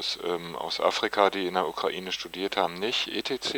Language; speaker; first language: German; native; German